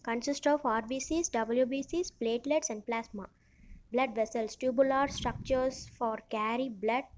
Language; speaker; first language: English; non-native, local second language; Tamil